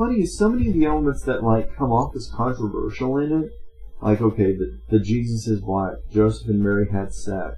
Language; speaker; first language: English; native; English